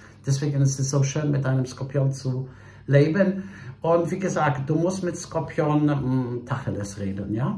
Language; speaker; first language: German; non-native, fluent; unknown